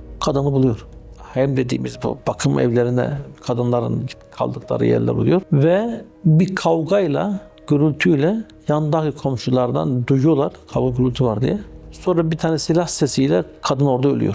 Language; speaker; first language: Turkish; early bilingual, heritage; Turkish